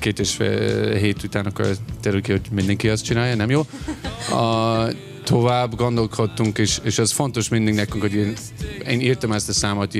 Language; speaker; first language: Hungarian; non-native, fluent; English